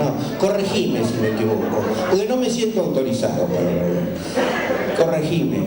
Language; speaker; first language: Spanish; native; Spanish